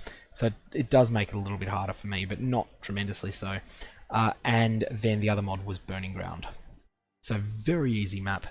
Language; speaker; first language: English; native; English